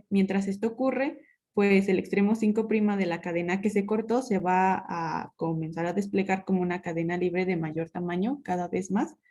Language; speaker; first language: Spanish; native; Spanish